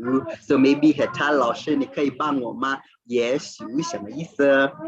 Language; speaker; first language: Chinese; non-native, fluent; Swahili